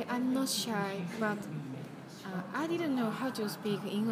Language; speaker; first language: English; non-native, learner; Japanese